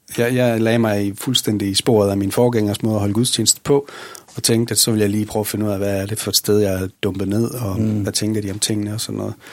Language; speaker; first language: Danish; native; Danish